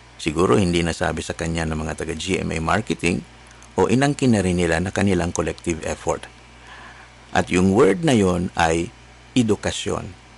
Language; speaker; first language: Filipino; native; Filipino